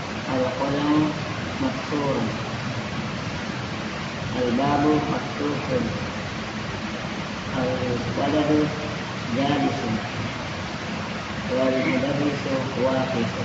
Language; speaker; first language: Arabic; non-native, learner; Indonesian